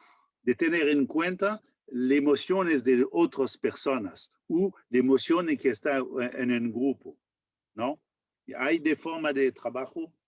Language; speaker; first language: Spanish; non-native, learner; French